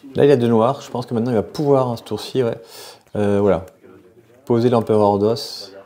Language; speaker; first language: French; native; French